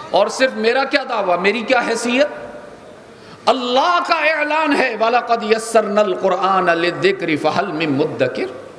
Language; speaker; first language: Urdu; native; Urdu